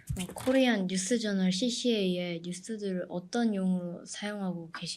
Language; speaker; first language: Korean; early bilingual, heritage; Korean